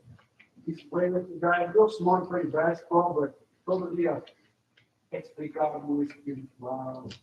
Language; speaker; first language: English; non-native, learner; Spanish